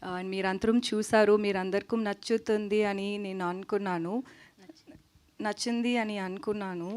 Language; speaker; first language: Telugu; non-native, learner; Tamil